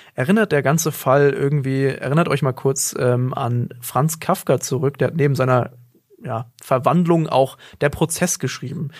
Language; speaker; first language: German; native; German